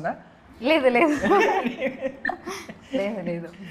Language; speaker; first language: Telugu; non-native, learner; Malayalam